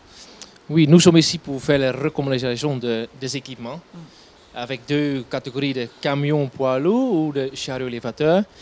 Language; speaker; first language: French; non-native, fluent; Dutch